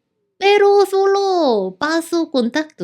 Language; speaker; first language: Spanish; non-native, learner; Korean